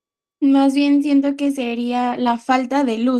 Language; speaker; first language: Spanish; native; Spanish